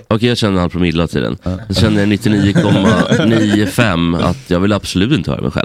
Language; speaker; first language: Swedish; native; Swedish